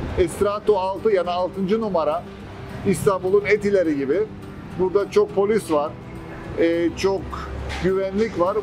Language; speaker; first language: Turkish; early bilingual, heritage; Turkish